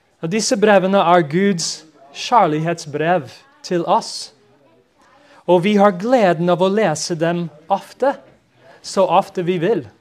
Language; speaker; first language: Norwegian; non-native, fluent; English